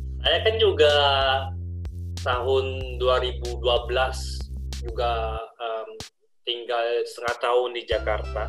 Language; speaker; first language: Indonesian; early bilingual, heritage; Indonesian